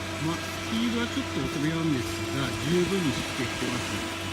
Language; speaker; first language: Japanese; native; Japanese